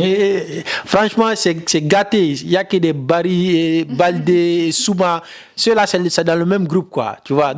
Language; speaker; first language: French; non-native, local second language; Fula